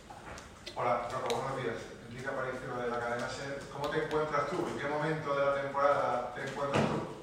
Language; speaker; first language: Spanish; native; Spanish